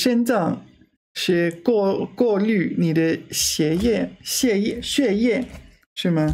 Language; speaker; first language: Chinese; non-native, learner; English